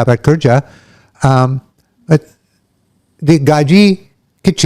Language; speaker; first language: Indonesian; non-native, learner; English